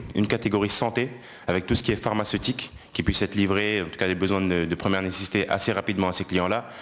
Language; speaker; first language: French; non-native, local second language; Wolof